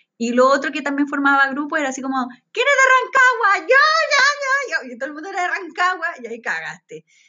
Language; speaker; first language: Spanish; native; Spanish